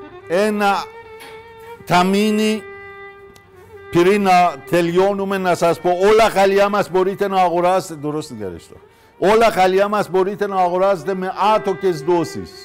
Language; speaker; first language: Greek; non-native, learner; Persian